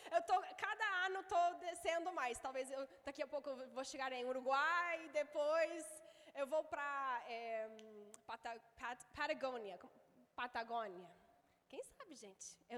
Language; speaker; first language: Portuguese; non-native, fluent; English